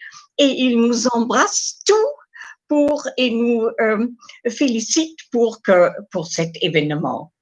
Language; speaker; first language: French; non-native, fluent; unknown